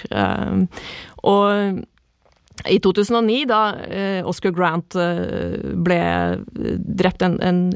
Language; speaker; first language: Norwegian; native; Norwegian